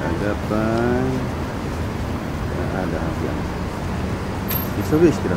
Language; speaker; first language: Arabic; non-native, learner; Filipino